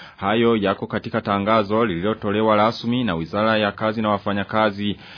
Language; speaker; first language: Swahili; non-native, local second language; Rundi